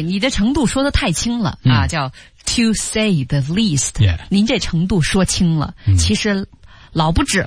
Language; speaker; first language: Chinese; native; Chinese